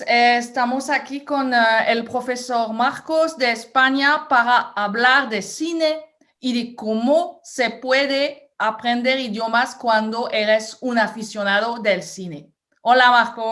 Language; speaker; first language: Spanish; non-native, fluent; French